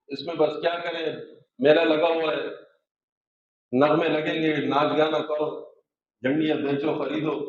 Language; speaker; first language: Urdu; native; Urdu